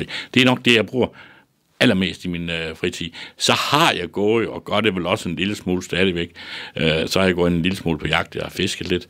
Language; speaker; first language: Danish; native; Danish